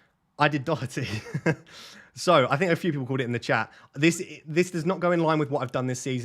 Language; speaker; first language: English; native; English